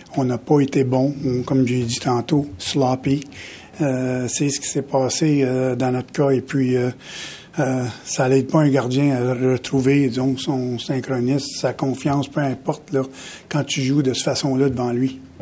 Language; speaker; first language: French; native; French